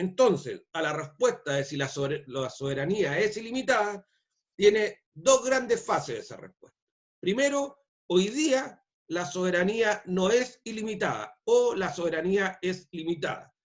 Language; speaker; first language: Spanish; native; Spanish